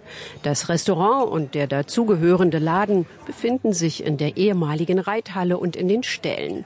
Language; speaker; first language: German; native; German